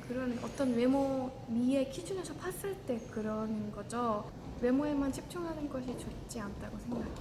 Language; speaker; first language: Korean; non-native, fluent; Estonian